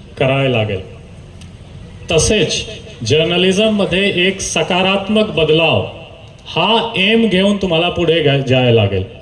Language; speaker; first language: Marathi; non-native, fluent; Hindi